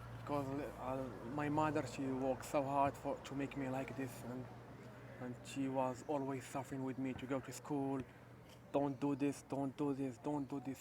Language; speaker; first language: English; non-native, learner; Arabic